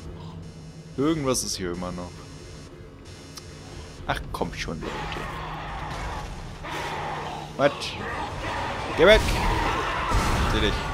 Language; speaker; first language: German; native; German